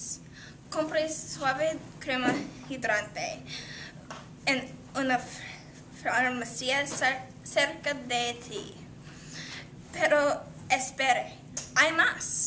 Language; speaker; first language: Spanish; non-native, learner; English